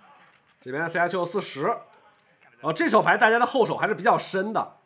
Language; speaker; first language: Chinese; native; Chinese